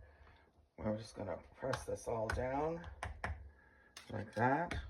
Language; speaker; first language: English; native; English